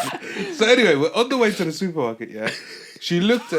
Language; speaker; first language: English; native; English